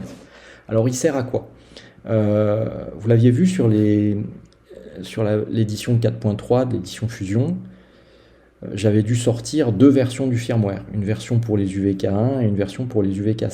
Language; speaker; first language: French; native; French